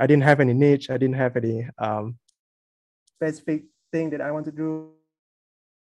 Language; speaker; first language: English; non-native, local second language; Malay